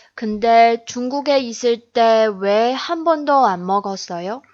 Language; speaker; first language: Korean; non-native, fluent; Chinese